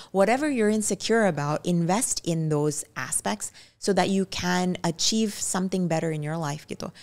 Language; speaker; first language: English; non-native, fluent; Indonesian